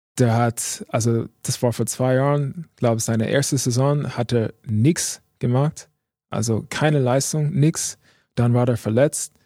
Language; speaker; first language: German; non-native, fluent; English